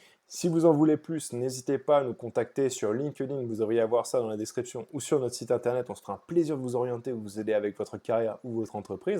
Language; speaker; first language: French; native; French